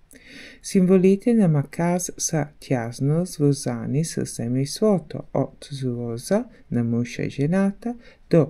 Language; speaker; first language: Bulgarian; non-native, learner; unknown